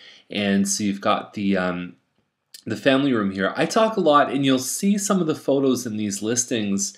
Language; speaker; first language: English; native; English